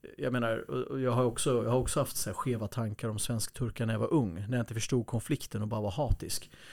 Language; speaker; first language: Swedish; early bilingual, other home language; Kurdish